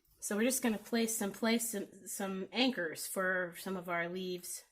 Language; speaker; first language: English; native; English